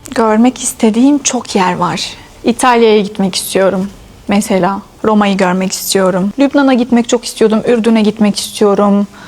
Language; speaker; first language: Turkish; non-native, fluent; Arabic